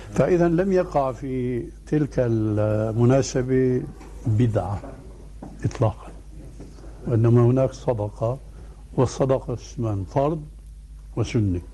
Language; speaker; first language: Arabic; early bilingual, other home language; Albanian